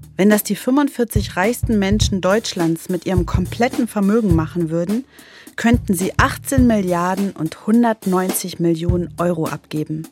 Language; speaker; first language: German; native; German